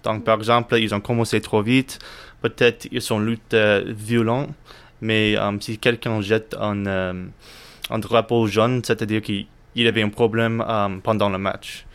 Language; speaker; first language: French; non-native, learner; English